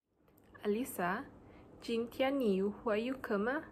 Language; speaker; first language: Chinese; non-native, learner; Malay